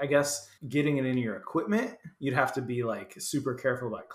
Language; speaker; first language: English; native; English